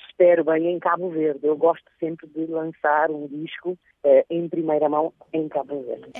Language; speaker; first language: Portuguese; non-native, local second language; Kabuverdianu